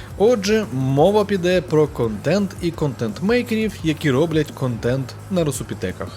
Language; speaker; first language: Ukrainian; native; Ukrainian